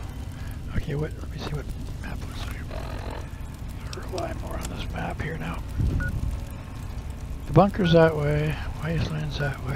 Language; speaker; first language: English; native; English